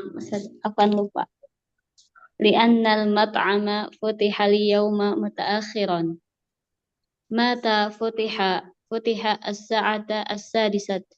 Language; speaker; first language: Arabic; non-native, learner; Indonesian